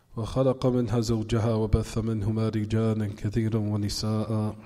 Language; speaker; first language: Arabic; non-native, fluent; English